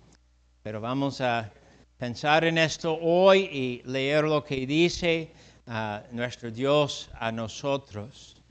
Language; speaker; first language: Spanish; non-native, fluent; English